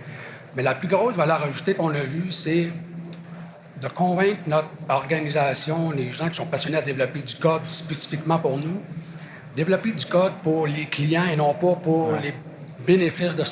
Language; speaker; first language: French; native; French